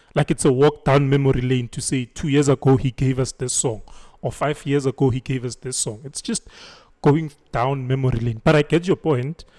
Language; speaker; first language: English; non-native, local second language; Zulu